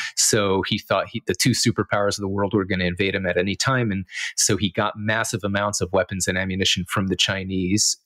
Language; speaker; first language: English; native; English